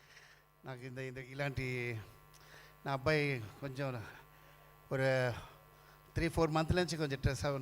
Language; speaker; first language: Telugu; non-native, fluent; Tamil